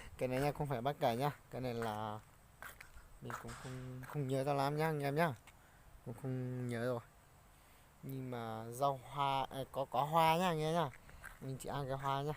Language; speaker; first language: Vietnamese; non-native, local second language; Hmong